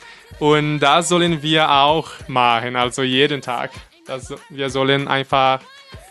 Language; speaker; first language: German; non-native, fluent; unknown